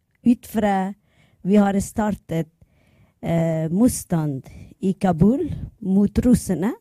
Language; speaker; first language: Norwegian; non-native, learner; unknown